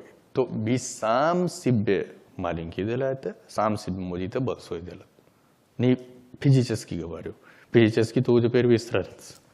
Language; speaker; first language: Russian; non-native, learner; Hindi